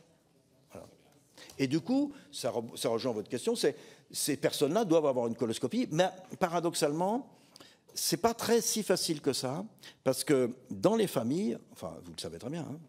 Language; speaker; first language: French; native; French